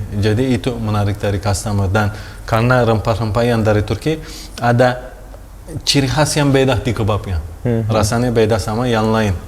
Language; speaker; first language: Indonesian; non-native, fluent; Turkish